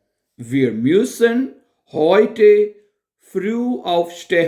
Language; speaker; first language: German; non-native, fluent; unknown